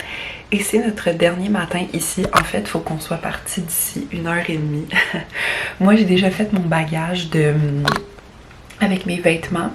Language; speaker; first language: French; native; French